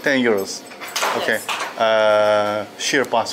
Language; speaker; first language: English; non-native, learner; Chinese